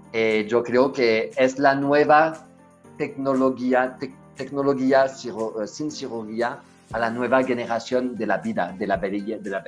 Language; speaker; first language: Spanish; non-native, learner; French